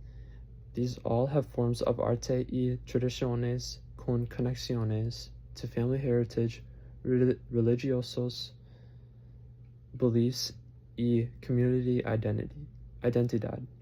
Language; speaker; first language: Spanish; non-native, learner; English